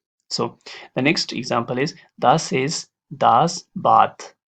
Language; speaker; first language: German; non-native, learner; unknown